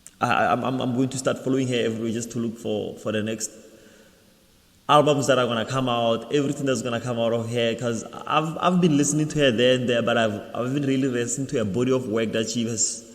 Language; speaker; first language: English; non-native, local second language; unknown